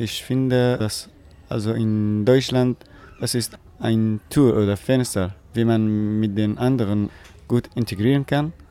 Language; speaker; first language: German; non-native, learner; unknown